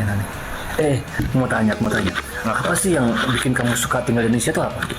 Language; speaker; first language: Indonesian; native; Indonesian